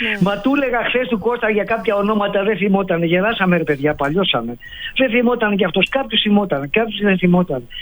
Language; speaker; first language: Greek; native; Greek